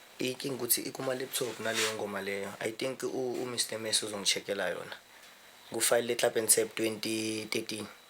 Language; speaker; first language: Zulu; native; Zulu